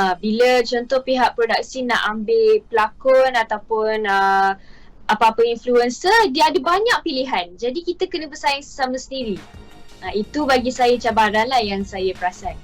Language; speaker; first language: Malay; native; Malay